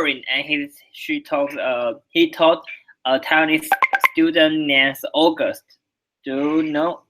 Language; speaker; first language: English; non-native, learner; Chinese